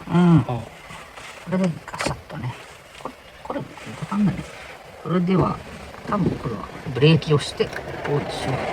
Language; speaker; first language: Japanese; native; Japanese